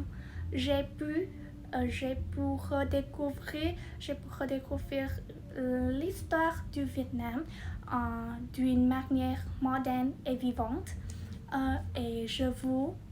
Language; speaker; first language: French; non-native, learner; Vietnamese